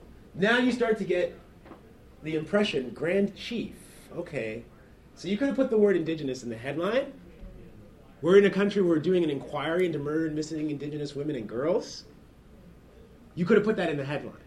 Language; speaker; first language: English; native; English